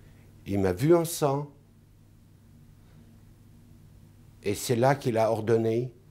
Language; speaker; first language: French; non-native, fluent; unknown